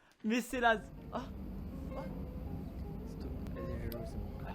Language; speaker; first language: French; native; French